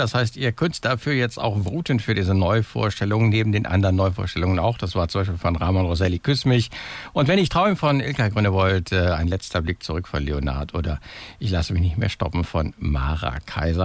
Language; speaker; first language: German; native; German